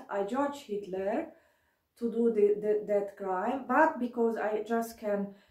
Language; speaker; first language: English; non-native, learner; German